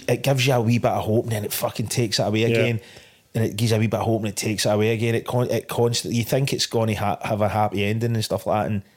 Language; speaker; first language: English; native; English